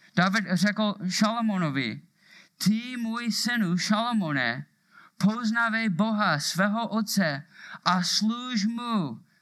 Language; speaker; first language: Czech; native; Czech